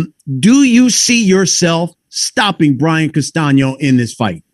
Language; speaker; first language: English; native; English